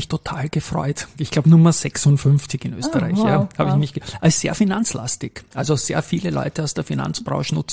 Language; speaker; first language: German; native; German